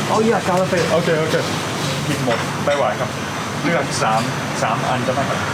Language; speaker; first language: Thai; non-native, fluent; English